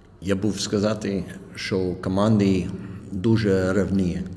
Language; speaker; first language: Ukrainian; non-native, learner; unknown